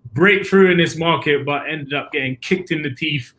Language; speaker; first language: English; native; English